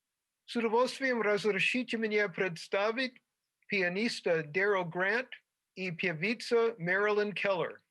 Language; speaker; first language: Russian; non-native, fluent; English